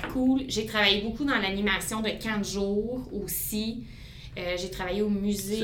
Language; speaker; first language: French; native; French